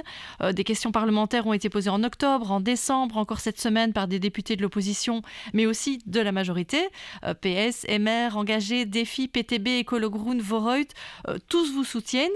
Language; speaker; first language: French; native; French